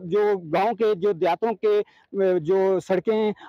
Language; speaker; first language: Urdu; native; Urdu